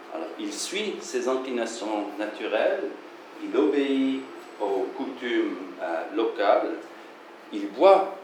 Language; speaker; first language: French; non-native, fluent; German